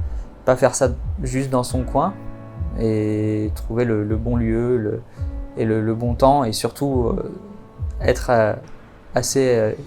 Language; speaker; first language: French; native; French